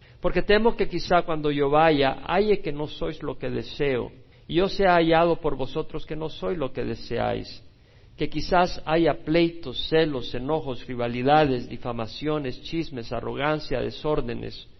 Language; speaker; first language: Spanish; native; Spanish